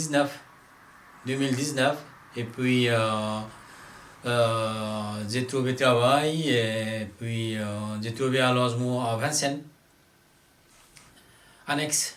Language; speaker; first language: French; non-native, learner; Bangla